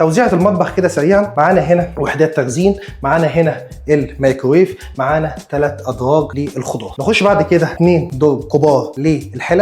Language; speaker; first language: Arabic; native; Arabic